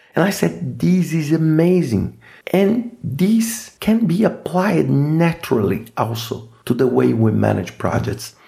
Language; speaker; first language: English; non-native, fluent; Portuguese